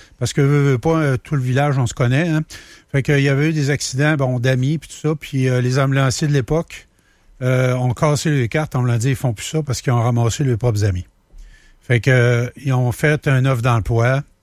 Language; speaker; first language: French; native; French